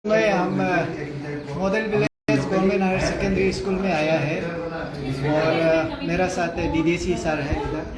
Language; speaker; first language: Hindi; non-native, local second language; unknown